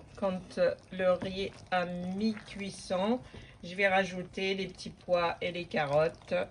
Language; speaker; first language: French; non-native, local second language; Arabic